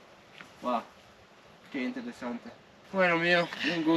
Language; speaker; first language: Spanish; non-native, learner; English